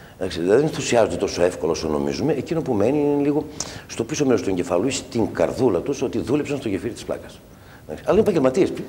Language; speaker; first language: Greek; native; Greek